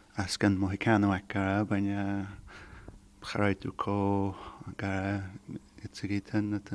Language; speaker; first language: Basque; non-native, learner; Irish